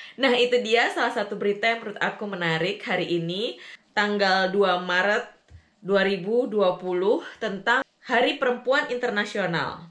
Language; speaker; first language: Indonesian; native; Indonesian